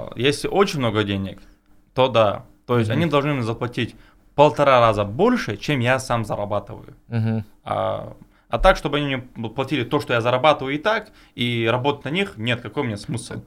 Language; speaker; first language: Russian; non-native, local second language; Chechen